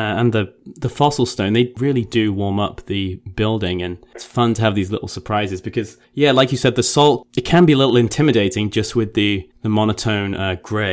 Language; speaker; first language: English; native; English